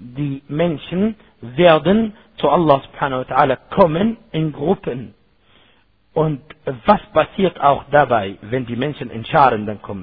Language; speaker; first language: German; non-native, fluent; Arabic